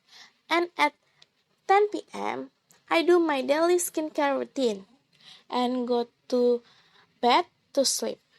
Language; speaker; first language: English; non-native, learner; Indonesian